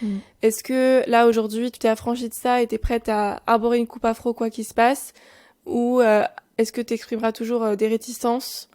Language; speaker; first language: French; native; French